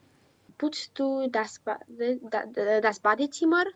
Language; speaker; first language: German; non-native, learner; Romanian